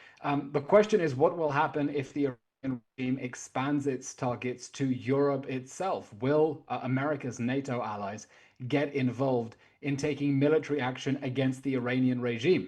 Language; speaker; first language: English; native; English